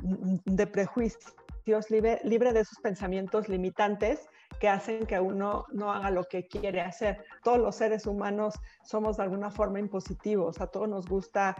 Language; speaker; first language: Spanish; native; Spanish